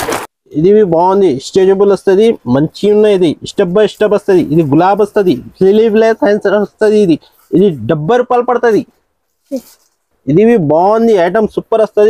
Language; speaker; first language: Telugu; non-native, local second language; Urdu